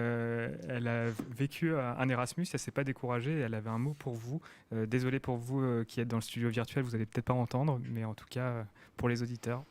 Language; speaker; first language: French; native; French